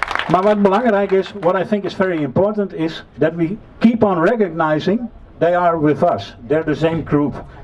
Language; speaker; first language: English; non-native, fluent; Dutch